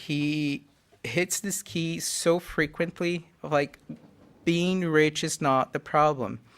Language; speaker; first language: English; non-native, fluent; Portuguese